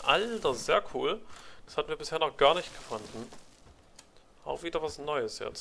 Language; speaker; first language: German; native; German